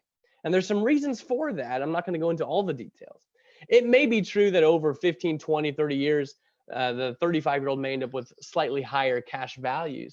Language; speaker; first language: English; native; English